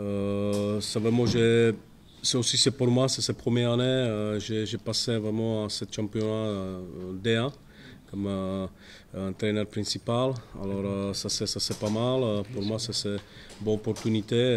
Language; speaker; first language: French; non-native, fluent; Czech